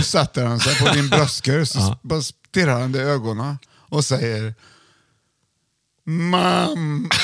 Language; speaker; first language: Swedish; native; Swedish